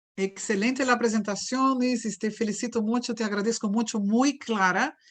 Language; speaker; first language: Spanish; non-native, fluent; Portuguese